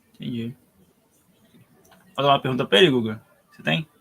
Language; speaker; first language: Portuguese; native; Portuguese